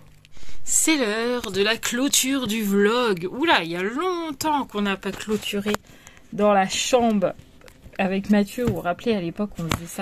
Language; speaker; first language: French; native; French